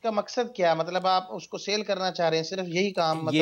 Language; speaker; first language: Urdu; native; Urdu